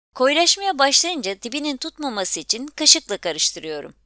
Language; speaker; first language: Turkish; native; Turkish